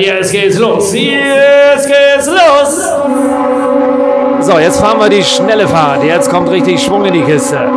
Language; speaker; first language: German; native; German